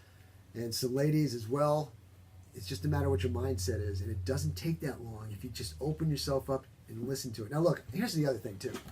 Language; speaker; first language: English; native; English